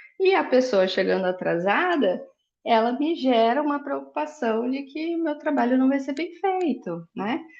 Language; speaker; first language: Portuguese; native; Portuguese